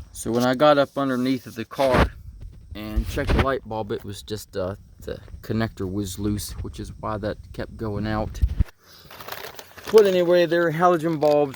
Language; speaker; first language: English; native; English